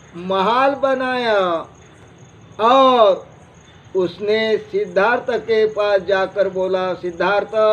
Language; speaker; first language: Hindi; non-native, local second language; Marathi